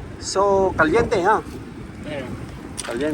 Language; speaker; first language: Spanish; non-native, learner; Iloko